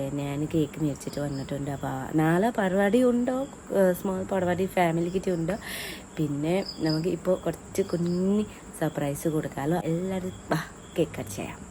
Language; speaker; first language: Malayalam; non-native, learner; Nepali